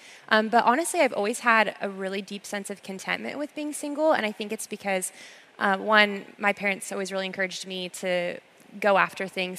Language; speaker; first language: English; native; English